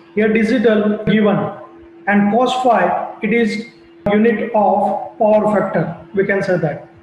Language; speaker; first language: English; non-native, local second language; Gujarati